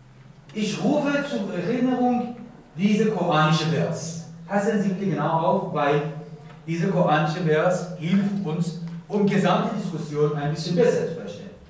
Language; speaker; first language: German; non-native, learner; Persian